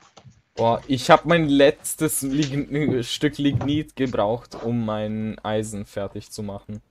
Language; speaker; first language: German; native; German